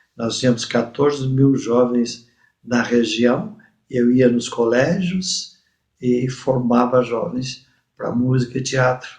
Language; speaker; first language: Portuguese; native; Portuguese